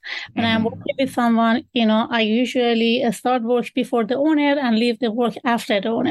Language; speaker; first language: English; non-native, fluent; Persian